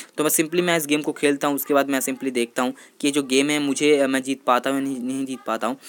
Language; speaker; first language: Hindi; non-native, local second language; Bangla